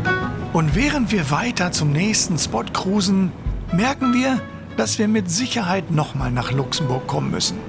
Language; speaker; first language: German; native; German